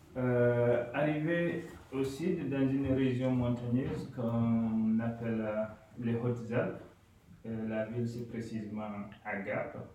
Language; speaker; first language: French; non-native, local second language; Fula